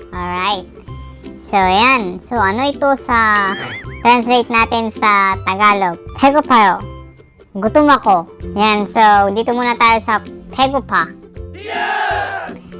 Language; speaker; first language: Filipino; non-native, local second language; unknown